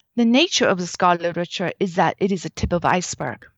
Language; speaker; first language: English; non-native, fluent; Chinese